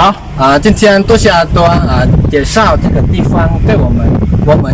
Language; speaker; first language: Chinese; non-native, learner; Lao